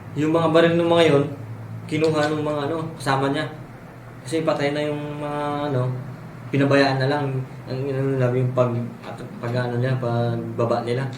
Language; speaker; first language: Filipino; native; Filipino